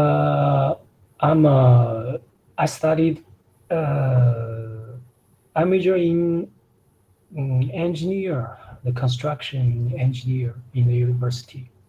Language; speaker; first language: English; non-native, learner; Chinese